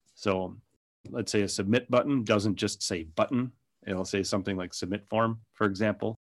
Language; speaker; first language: English; native; English